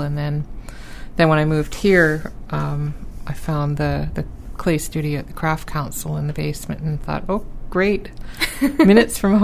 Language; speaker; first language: English; native; English